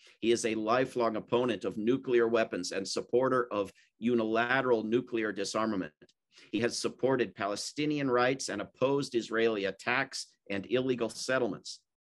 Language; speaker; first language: English; native; English